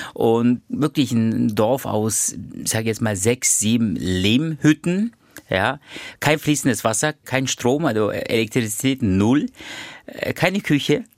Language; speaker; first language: German; early bilingual, other home language; Turkish